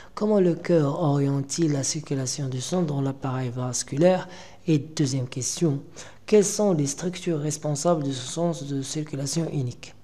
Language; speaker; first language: French; non-native, local second language; Arabic